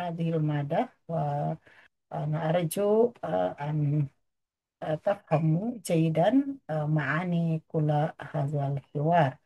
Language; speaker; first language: Arabic; non-native, fluent; Indonesian